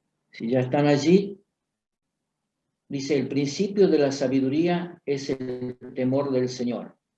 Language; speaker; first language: Spanish; native; Spanish